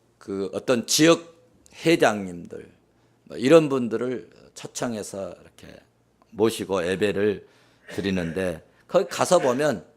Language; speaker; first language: Korean; native; Korean